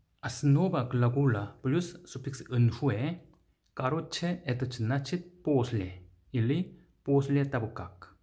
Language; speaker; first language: Russian; non-native, learner; Korean